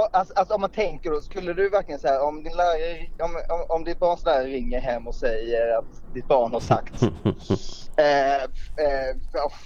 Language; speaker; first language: Swedish; native; Swedish